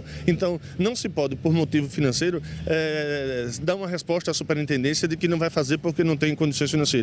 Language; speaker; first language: Portuguese; native; Portuguese